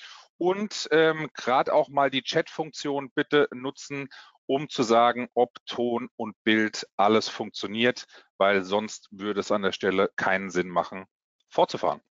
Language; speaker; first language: German; native; German